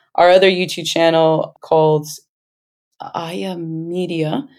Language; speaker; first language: English; native; English